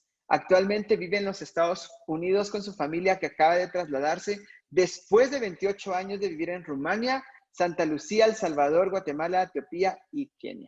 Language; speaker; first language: Spanish; native; Spanish